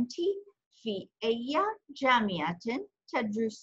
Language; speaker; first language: Arabic; non-native, fluent; English